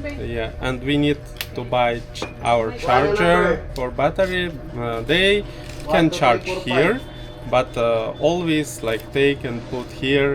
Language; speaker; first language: English; non-native, learner; Russian